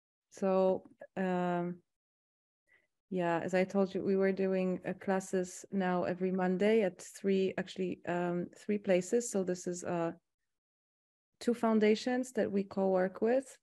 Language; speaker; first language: English; non-native, fluent; Polish